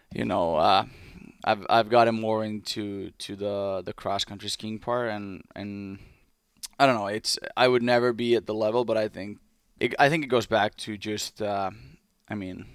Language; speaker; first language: English; non-native, fluent; Finnish